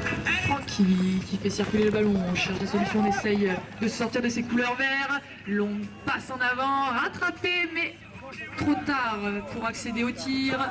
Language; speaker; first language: French; native; French